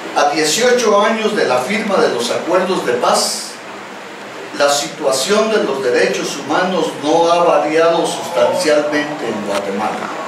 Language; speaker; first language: Spanish; native; Spanish